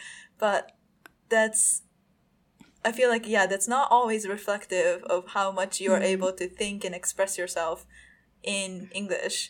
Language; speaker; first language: English; non-native, fluent; Japanese